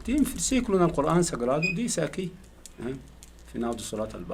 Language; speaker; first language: Portuguese; non-native, learner; Arabic